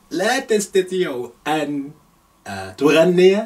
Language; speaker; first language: Arabic; non-native, fluent; Yoruba